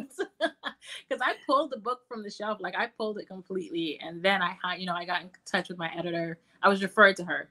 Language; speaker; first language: English; native; English